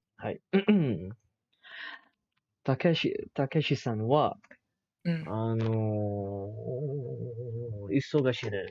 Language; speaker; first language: Japanese; non-native, learner; Malay